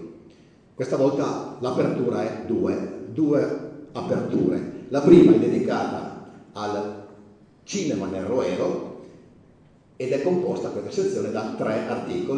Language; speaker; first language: Italian; native; Italian